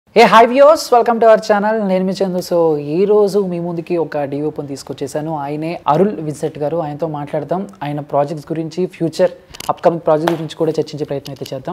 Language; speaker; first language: Telugu; native; Telugu